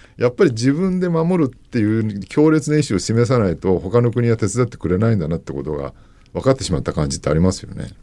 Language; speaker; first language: Japanese; native; Japanese